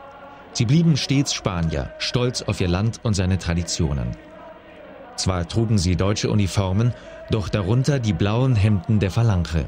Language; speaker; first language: German; native; German